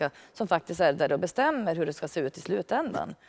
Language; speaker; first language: Swedish; native; Swedish